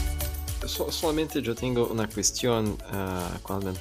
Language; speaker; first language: Spanish; non-native, learner; Portuguese